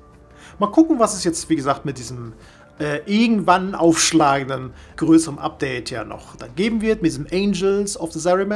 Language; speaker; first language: German; native; German